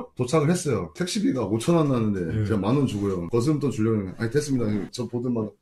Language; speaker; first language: Korean; native; Korean